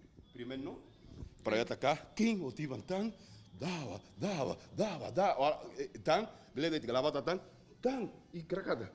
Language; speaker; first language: Bulgarian; non-native, learner; Spanish